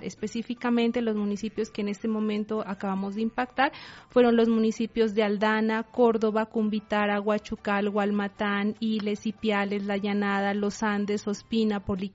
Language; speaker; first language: Spanish; native; Spanish